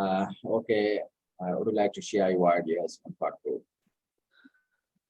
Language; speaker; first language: English; non-native, fluent; Bangla